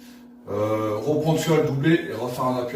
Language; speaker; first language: French; native; French